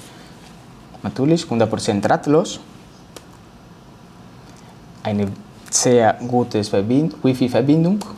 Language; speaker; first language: German; non-native, learner; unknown